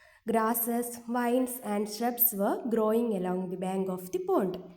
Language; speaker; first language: English; non-native, local second language; Malayalam